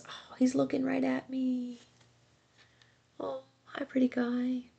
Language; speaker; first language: English; native; English